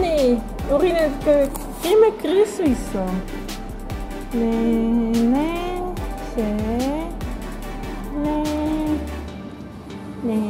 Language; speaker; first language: Korean; non-native, learner; Dutch